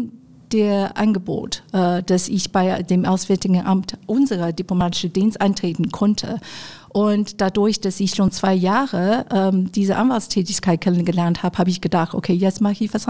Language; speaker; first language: German; non-native, fluent; Chinese